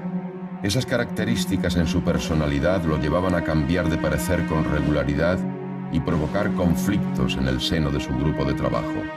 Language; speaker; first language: Spanish; native; Spanish